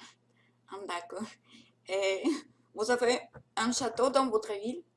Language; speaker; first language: French; non-native, learner; Russian